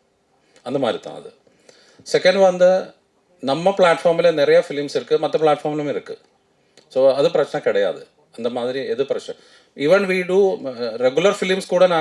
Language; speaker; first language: Tamil; non-native, fluent; Malayalam